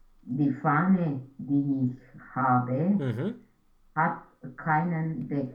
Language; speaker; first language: German; non-native, learner; Romanian